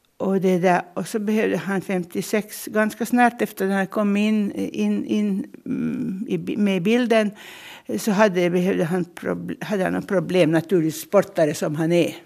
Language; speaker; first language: Swedish; native; Swedish